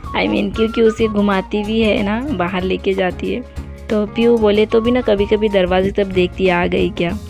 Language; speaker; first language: Hindi; non-native, local second language; Bangla